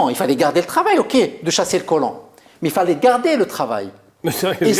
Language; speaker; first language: French; non-native, local second language; Arabic